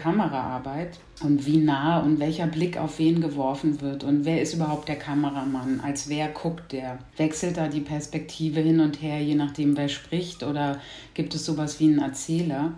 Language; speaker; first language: German; native; German